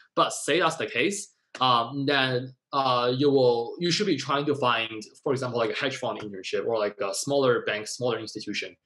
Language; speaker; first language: English; non-native, fluent; Chinese